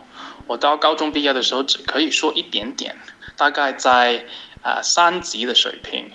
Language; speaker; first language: Chinese; non-native, fluent; English